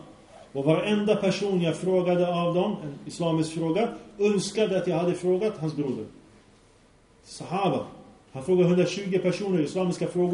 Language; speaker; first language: Swedish; early bilingual, other home language; Arabic